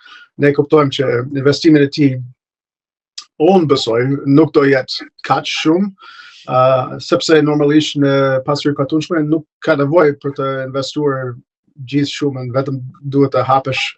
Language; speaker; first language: Albanian; non-native, fluent; English